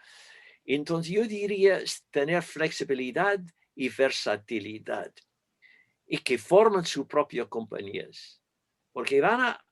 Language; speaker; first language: Spanish; non-native, fluent; English